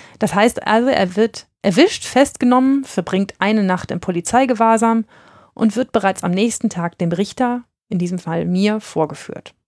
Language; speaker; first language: German; native; German